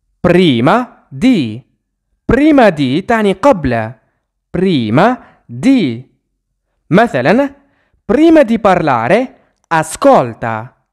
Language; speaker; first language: Italian; non-native, fluent; Arabic